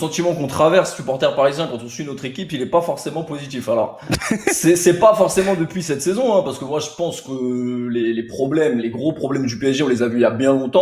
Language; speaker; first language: French; native; French